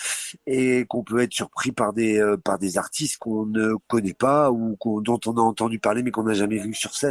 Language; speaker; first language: French; native; French